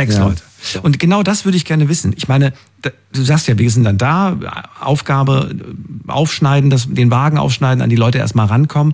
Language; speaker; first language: German; native; German